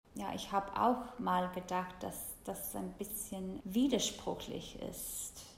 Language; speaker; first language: German; non-native, fluent; English